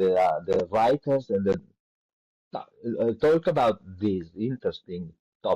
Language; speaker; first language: English; non-native, learner; Italian